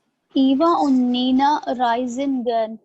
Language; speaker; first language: German; non-native, learner; Hindi